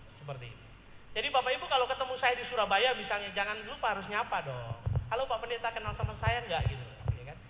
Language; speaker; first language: Indonesian; native; Indonesian